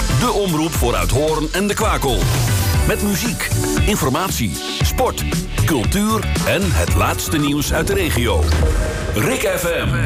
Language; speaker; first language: Dutch; native; Dutch